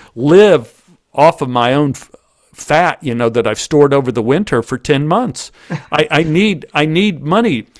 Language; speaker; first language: English; native; English